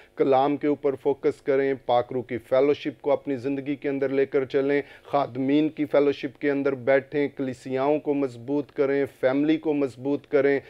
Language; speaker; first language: Urdu; non-native, local second language; Punjabi